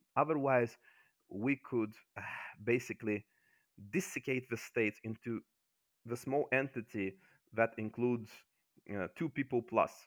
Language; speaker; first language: English; non-native, fluent; Azerbaijani